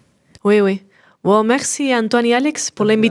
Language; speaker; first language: French; non-native, learner; Spanish